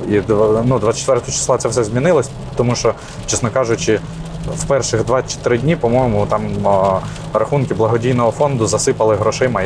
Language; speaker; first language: Ukrainian; native; Ukrainian